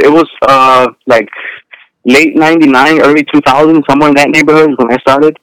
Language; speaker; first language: English; early bilingual, other home language; Spanish